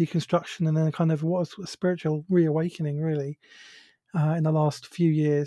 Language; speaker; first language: English; native; English